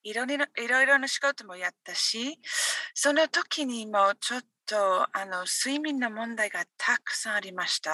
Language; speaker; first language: Japanese; non-native, learner; English